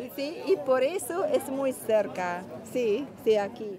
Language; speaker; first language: Spanish; non-native, learner; Hungarian